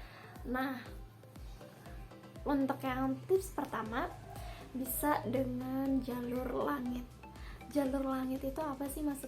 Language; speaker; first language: Indonesian; native; Indonesian